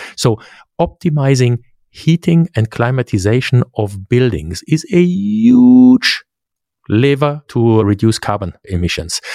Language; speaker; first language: English; non-native, fluent; German